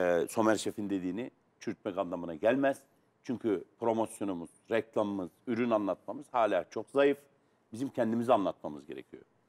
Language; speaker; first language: Turkish; native; Turkish